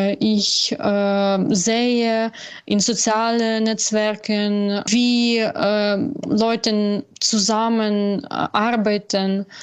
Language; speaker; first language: German; non-native, learner; Ukrainian